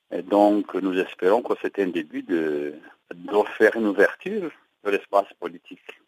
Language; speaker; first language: French; non-native, local second language; Kinyarwanda